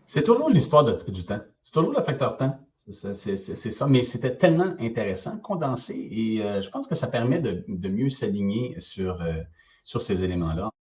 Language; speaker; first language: French; native; French